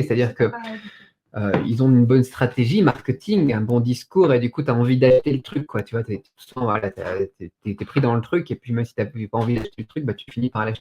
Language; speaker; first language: French; native; French